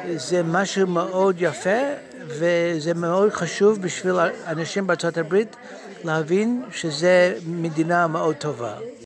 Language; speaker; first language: Hebrew; non-native, learner; English